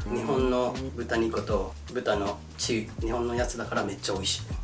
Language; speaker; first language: Japanese; non-native, fluent; Filipino